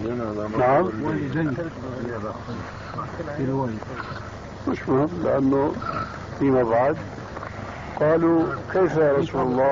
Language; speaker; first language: Arabic; early bilingual, other home language; Albanian